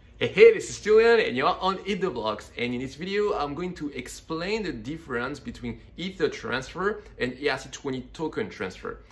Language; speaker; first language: English; non-native, fluent; French